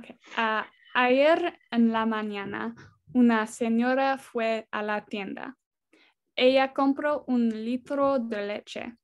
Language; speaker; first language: Spanish; non-native, learner; English